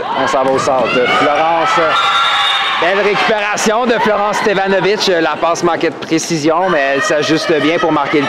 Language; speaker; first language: French; native; French